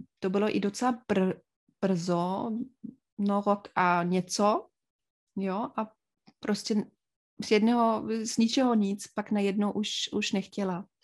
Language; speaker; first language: Czech; non-native, fluent; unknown